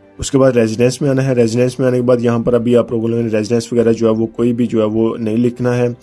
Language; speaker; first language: Urdu; native; Urdu